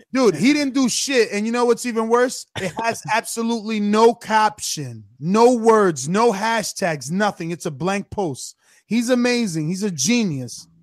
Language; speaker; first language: English; native; English